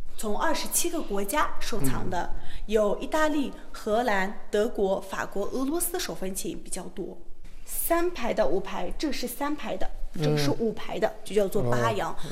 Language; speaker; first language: Chinese; non-native, local second language; Uyghur